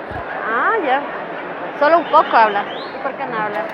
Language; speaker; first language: Spanish; native; Spanish